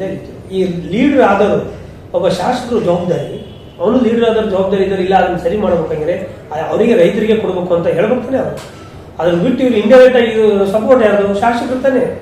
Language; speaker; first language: Kannada; native; Kannada